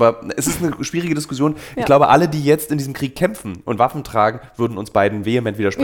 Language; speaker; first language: German; native; German